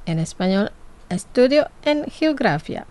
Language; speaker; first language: Spanish; non-native, fluent; Indonesian